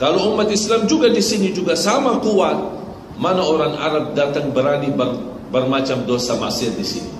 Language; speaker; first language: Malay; non-native, fluent; Arabic